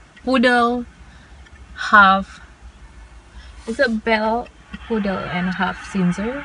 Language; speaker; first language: English; non-native, local second language; Indonesian